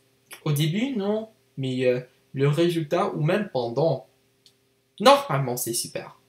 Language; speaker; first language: French; non-native, learner; English